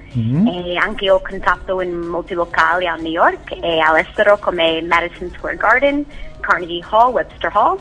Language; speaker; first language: Italian; non-native, learner; English